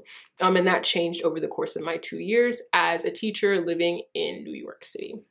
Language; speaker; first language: English; early bilingual, other home language; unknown